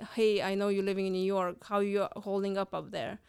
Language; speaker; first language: English; non-native, fluent; Lithuanian